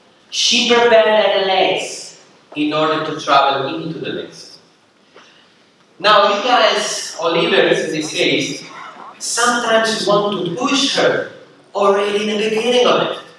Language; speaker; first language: English; non-native, fluent; Italian